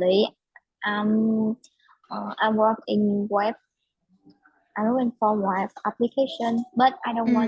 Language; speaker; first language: English; non-native, learner; Vietnamese